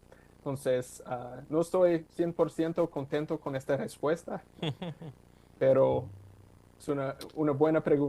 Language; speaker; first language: Spanish; non-native, fluent; English